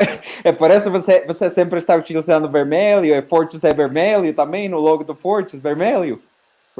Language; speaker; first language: Portuguese; non-native, fluent; Spanish